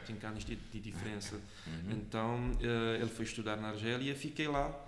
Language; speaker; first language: Portuguese; non-native, local second language; Kabuverdianu